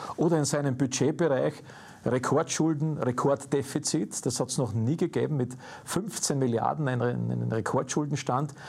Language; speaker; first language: German; native; German